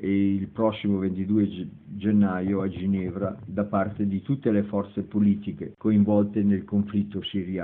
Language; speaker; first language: Italian; native; Italian